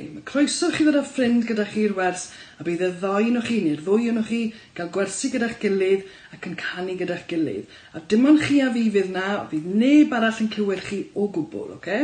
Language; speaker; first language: Welsh; native; Welsh